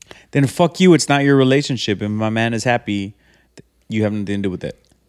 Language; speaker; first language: English; native; English